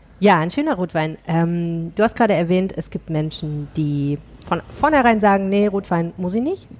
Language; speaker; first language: German; native; German